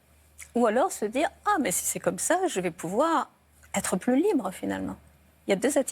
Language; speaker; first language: French; native; French